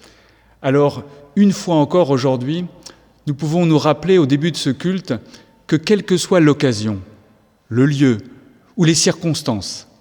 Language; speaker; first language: French; native; French